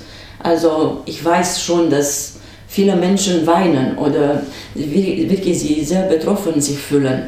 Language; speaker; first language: German; non-native, fluent; Romanian